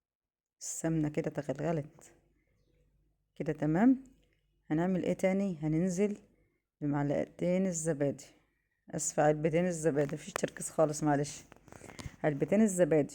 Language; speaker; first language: Arabic; native; Arabic